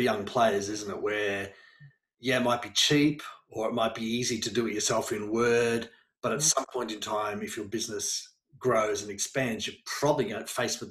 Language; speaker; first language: English; native; English